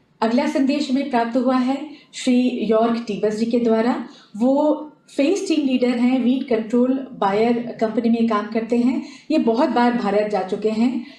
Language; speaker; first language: Hindi; native; Hindi